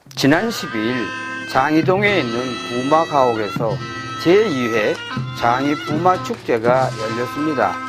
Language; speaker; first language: Korean; native; Korean